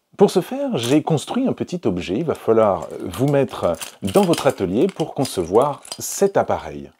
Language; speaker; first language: French; native; French